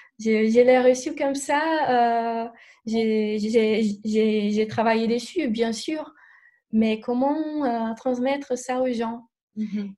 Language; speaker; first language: French; non-native, fluent; Portuguese